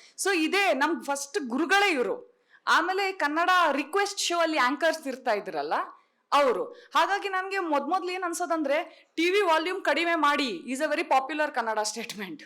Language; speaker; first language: Kannada; non-native, local second language; Tulu